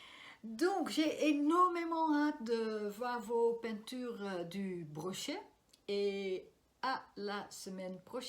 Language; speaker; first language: French; non-native, fluent; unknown